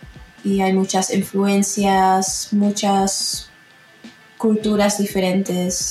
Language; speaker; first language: Spanish; early bilingual, heritage; Spanish